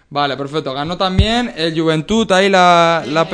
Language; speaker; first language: Spanish; native; Spanish